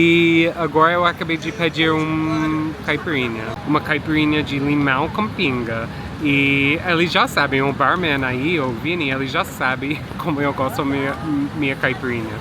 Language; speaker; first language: Portuguese; non-native, fluent; English